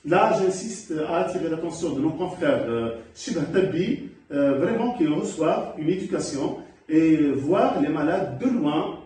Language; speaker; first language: French; non-native, local second language; Arabic